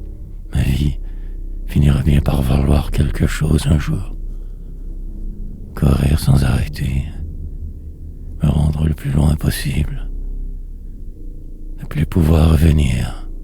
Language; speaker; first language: French; native; French